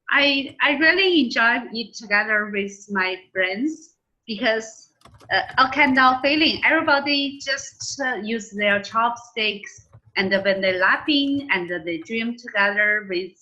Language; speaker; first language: English; non-native, learner; Chinese